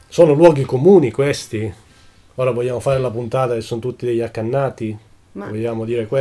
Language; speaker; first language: Italian; native; Italian